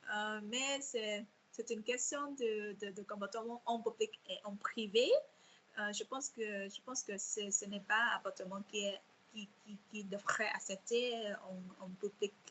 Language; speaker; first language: French; non-native, fluent; Vietnamese